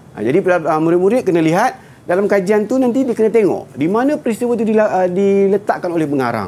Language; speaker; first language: Malay; native; Malay